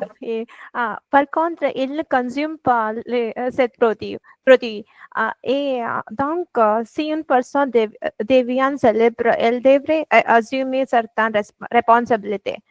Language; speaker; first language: French; non-native, learner; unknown